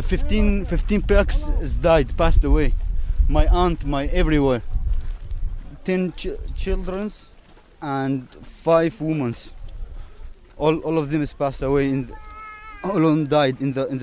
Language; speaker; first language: English; non-native, learner; Arabic